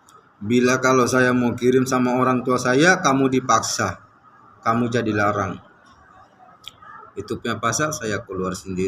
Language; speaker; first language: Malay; non-native, learner; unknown